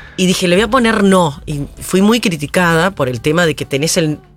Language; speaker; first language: Spanish; native; Spanish